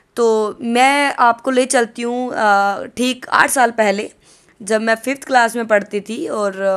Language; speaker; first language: Hindi; native; Hindi